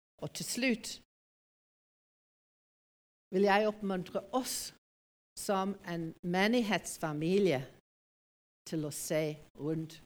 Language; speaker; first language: Norwegian; non-native, fluent; English